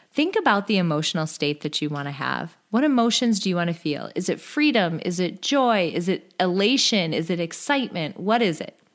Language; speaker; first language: English; native; English